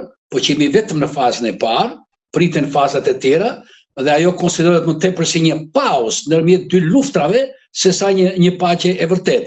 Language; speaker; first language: Albanian; native; Albanian